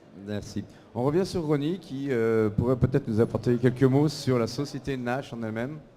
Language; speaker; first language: French; native; French